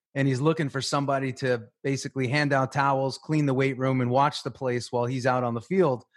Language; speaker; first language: English; native; English